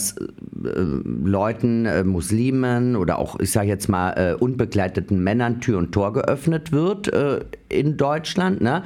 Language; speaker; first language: German; native; German